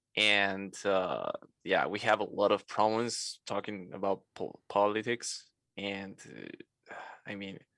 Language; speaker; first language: English; non-native, fluent; Spanish